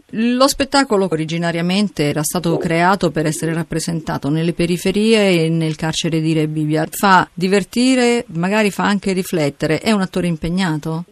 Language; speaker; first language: Italian; native; Italian